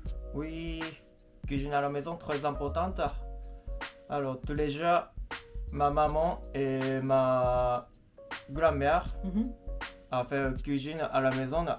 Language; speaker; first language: French; non-native, learner; Japanese